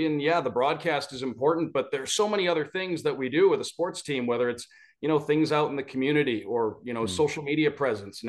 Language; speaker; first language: English; native; English